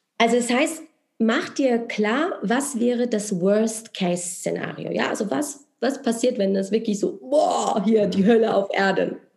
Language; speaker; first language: German; non-native, fluent; Polish